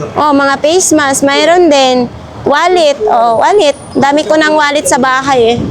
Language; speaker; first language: Filipino; non-native, local second language; Cebuano